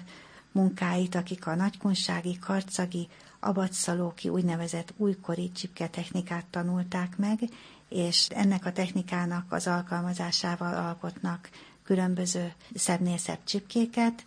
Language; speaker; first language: Hungarian; native; Hungarian